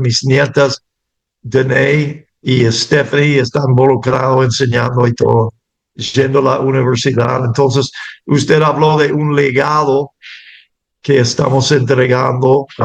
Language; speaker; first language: Spanish; non-native, fluent; English